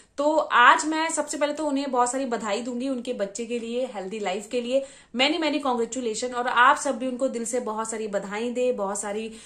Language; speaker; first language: Hindi; native; Hindi